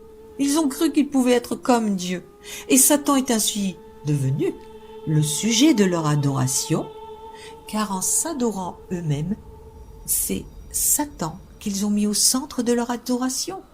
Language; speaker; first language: French; native; French